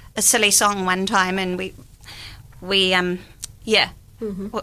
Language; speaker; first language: English; native; English